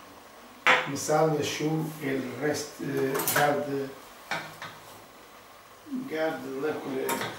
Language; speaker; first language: French; non-native, learner; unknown